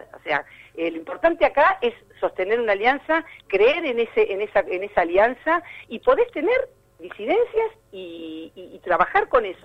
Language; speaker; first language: Spanish; native; Spanish